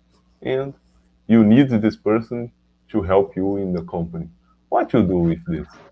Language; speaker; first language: English; non-native, learner; Portuguese